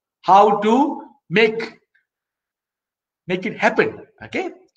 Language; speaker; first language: English; non-native, local second language; Malay